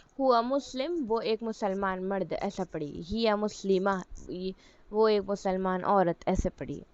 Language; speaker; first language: Urdu; native; Urdu